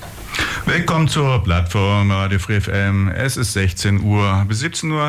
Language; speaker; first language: German; native; German